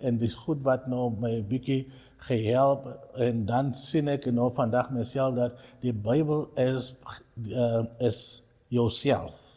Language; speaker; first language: Afrikaans; non-native, local second language; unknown